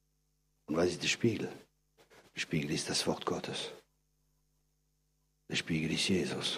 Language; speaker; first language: German; non-native, fluent; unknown